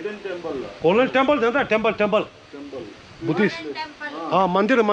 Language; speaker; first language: Hindi; non-native, local second language; Tibetan